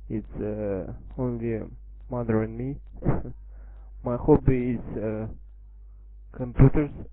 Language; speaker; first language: English; non-native, learner; Russian